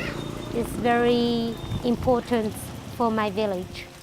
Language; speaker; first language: English; non-native, local second language; Hmong